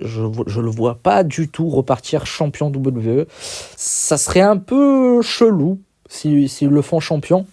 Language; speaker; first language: French; native; French